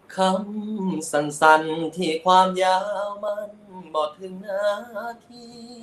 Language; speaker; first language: Thai; native; Thai